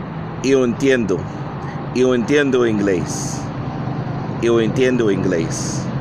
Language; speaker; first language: Portuguese; non-native, learner; English